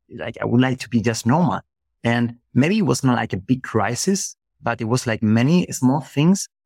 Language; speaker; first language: English; non-native, fluent; Spanish